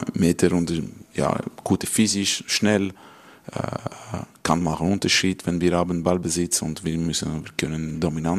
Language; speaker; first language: German; non-native, learner; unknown